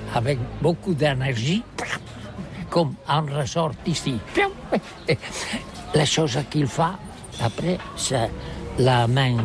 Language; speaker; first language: French; non-native, learner; Catalan